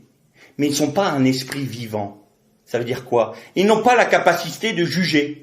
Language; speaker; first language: French; native; French